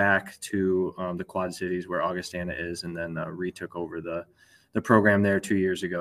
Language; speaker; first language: English; native; English